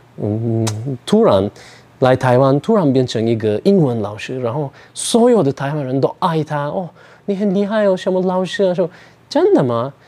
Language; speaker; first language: Chinese; non-native, fluent; Turkish